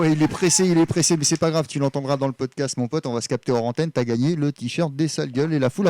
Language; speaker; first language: French; native; French